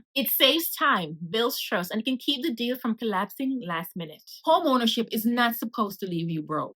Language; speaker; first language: English; native; English